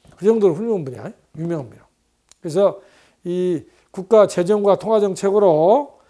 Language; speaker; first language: Korean; native; Korean